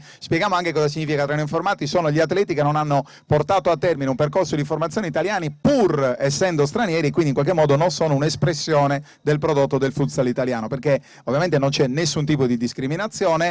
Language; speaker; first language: Italian; native; Italian